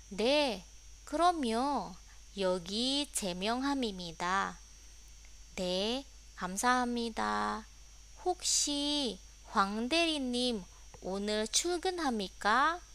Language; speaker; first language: Korean; non-native, fluent; Indonesian